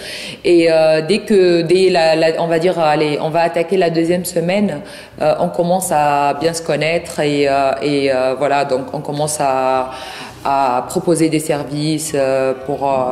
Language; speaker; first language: French; non-native, local second language; Arabic